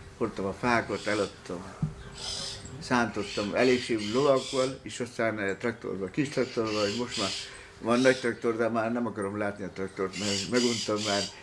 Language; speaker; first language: Hungarian; early bilingual, heritage; Hungarian